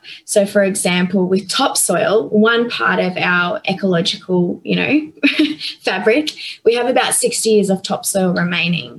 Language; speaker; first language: English; native; English